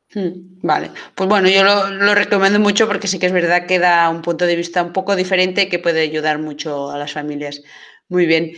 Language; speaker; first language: Spanish; non-native, local second language; Catalan